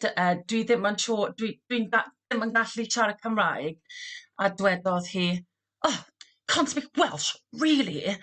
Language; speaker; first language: Welsh; non-native, local second language; English